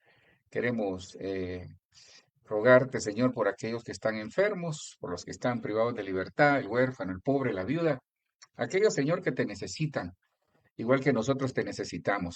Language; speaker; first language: Spanish; native; Spanish